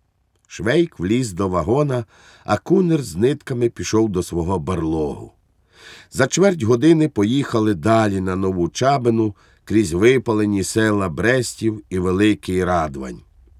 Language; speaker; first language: Ukrainian; native; Ukrainian